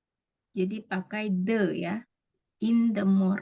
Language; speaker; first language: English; non-native, fluent; Indonesian